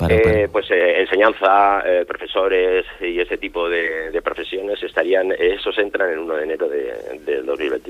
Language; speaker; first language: Spanish; native; Spanish